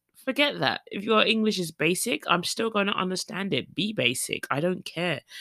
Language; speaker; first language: English; native; English